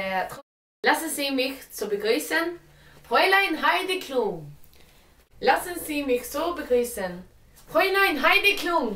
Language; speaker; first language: German; non-native, learner; Swedish